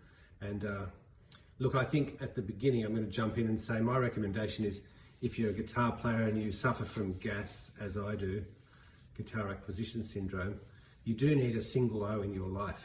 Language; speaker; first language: English; native; English